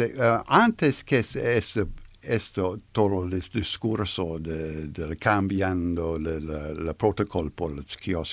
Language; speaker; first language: Spanish; non-native, learner; French